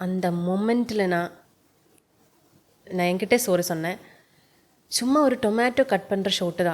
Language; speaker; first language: Tamil; non-native, learner; Malayalam